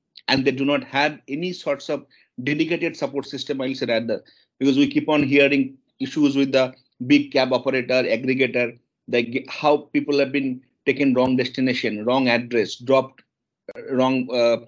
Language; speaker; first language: English; non-native, local second language; Bangla